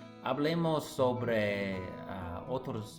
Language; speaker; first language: Spanish; non-native, fluent; English